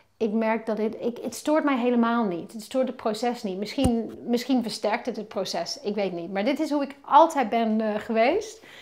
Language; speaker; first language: Dutch; non-native, fluent; English